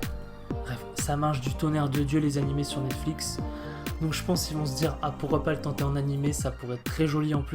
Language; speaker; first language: French; native; French